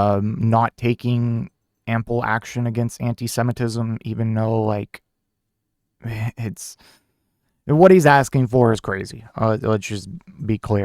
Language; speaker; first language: English; native; English